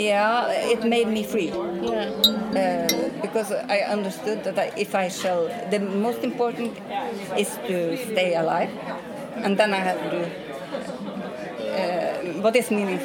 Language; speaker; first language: English; non-native, fluent; Norwegian